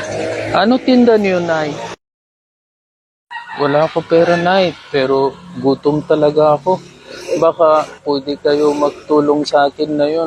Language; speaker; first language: Filipino; non-native, learner; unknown